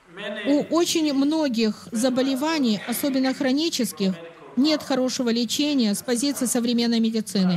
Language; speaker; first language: Russian; native; Russian